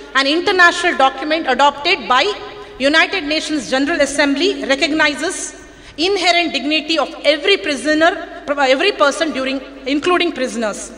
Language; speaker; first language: English; non-native, local second language; Kannada